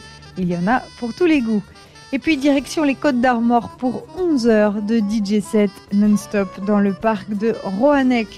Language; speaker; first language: French; native; French